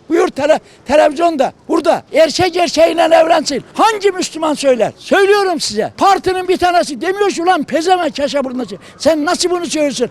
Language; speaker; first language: Turkish; native; Turkish